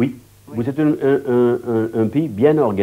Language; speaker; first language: French; non-native, fluent; Swedish